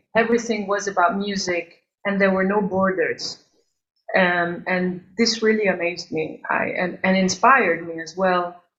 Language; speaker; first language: English; early bilingual, other home language; Albanian